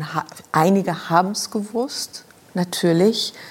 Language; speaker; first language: German; non-native, local second language; Luxembourgish